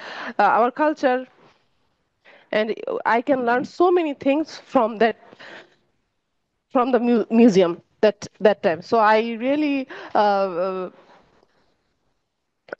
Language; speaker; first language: English; non-native, learner; Bangla